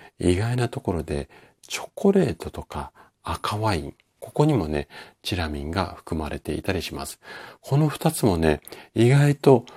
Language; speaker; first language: Japanese; native; Japanese